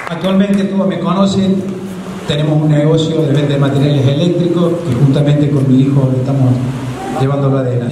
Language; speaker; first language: Spanish; native; Spanish